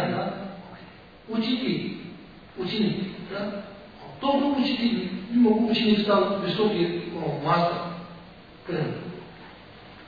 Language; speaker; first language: Russian; non-native, learner; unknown